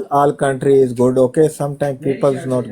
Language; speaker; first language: English; non-native, learner; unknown